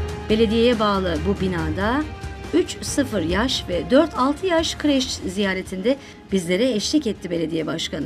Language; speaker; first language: Turkish; native; Turkish